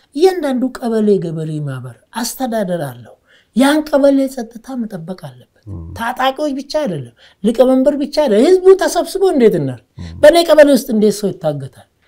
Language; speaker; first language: Amharic; non-native, local second language; Oromo